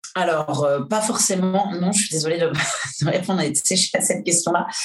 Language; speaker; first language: French; native; French